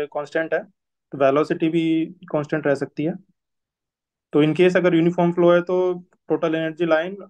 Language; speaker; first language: Hindi; native; Hindi